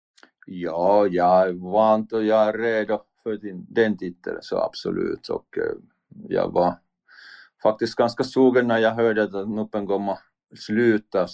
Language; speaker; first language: Swedish; non-native, learner; Finnish